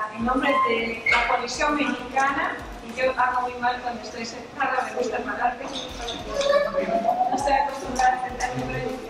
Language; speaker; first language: Spanish; early bilingual, heritage; Spanish